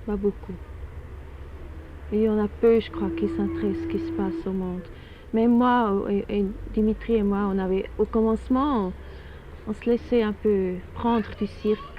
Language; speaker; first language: French; non-native, fluent; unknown